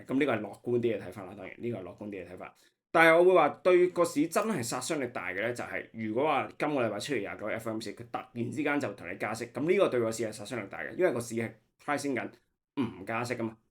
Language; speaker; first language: Cantonese; native; Cantonese